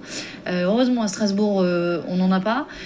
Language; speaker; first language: French; native; French